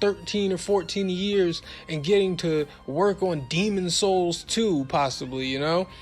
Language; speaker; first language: English; native; English